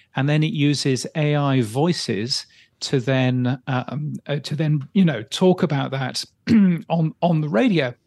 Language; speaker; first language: English; native; English